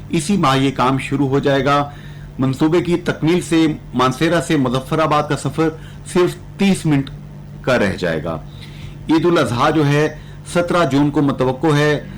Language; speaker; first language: Urdu; non-native, local second language; Punjabi